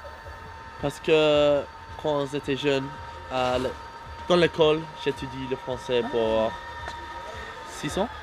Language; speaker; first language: French; non-native, learner; Korean